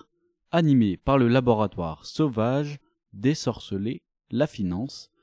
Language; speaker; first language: French; native; French